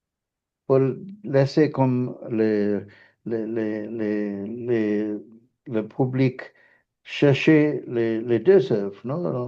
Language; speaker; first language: French; non-native, fluent; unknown